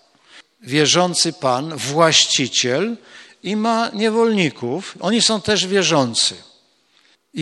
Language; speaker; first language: Polish; native; Polish